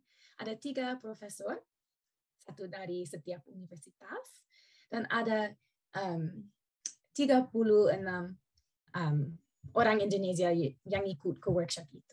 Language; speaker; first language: Indonesian; non-native, learner; English